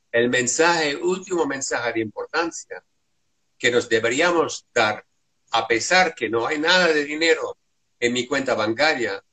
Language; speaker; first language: Spanish; non-native, fluent; Dutch